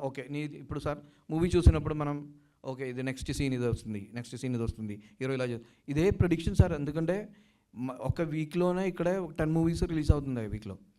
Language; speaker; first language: Telugu; non-native, learner; Malayalam